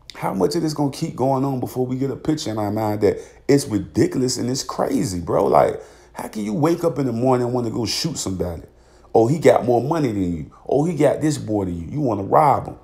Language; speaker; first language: English; native; English